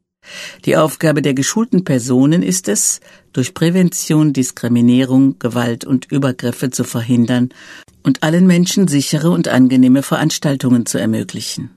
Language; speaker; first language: German; native; German